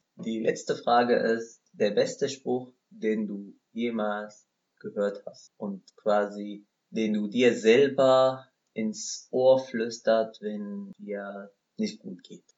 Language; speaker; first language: German; non-native, fluent; Arabic